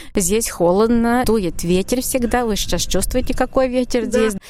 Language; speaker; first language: Russian; non-native, learner; Latvian